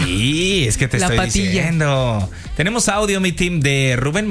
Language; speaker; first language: Spanish; native; Spanish